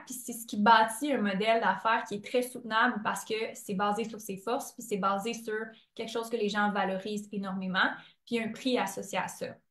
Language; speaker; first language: French; native; French